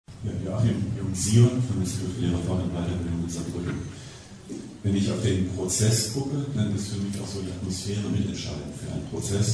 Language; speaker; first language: German; native; German